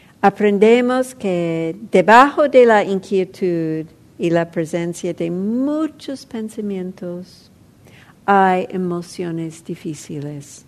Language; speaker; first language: Spanish; non-native, fluent; English